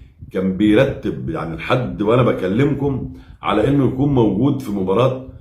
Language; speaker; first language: Arabic; native; Arabic